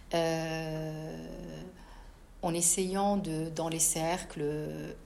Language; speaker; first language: French; non-native, local second language; Arabic